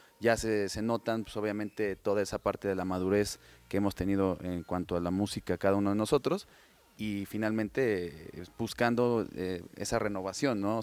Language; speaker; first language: Spanish; native; Spanish